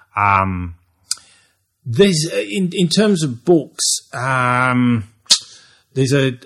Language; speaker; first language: English; native; English